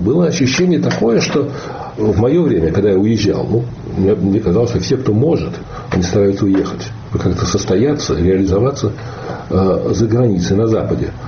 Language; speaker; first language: Russian; native; Russian